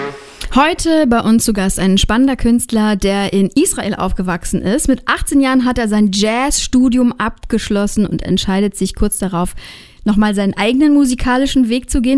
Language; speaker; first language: German; native; German